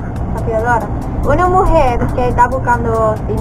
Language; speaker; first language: Spanish; non-native, learner; English